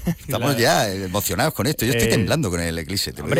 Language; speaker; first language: Spanish; native; Spanish